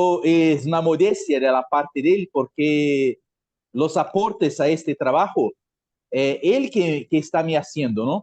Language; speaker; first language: Spanish; non-native, fluent; Portuguese